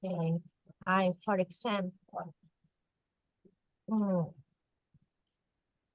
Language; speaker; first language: English; non-native, learner; Spanish